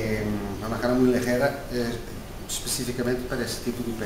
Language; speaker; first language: Spanish; non-native, learner; Portuguese